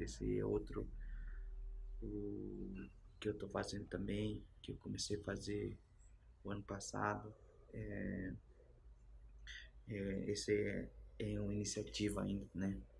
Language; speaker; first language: Portuguese; non-native, local second language; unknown